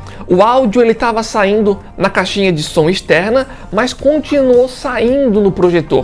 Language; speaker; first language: Portuguese; native; Portuguese